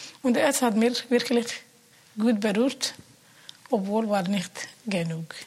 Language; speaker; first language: German; non-native, learner; Somali